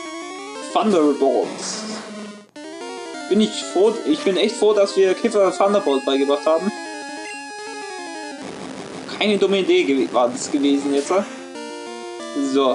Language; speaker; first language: German; native; German